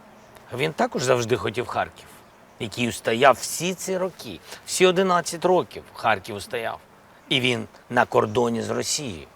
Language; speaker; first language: Ukrainian; non-native, local second language; Russian